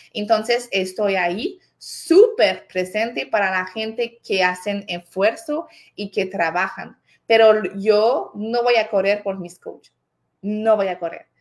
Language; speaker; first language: Spanish; non-native, fluent; French